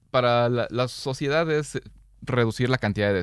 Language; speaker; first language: Spanish; native; Spanish